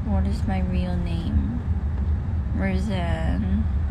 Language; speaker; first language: English; early bilingual, other home language; Korean